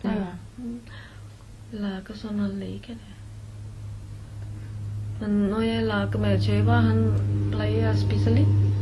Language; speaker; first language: Norwegian; non-native, learner; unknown